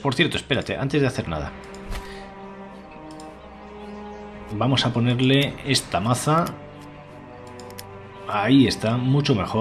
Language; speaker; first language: Spanish; native; Spanish